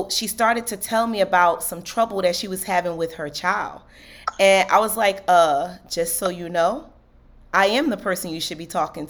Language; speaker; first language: English; native; English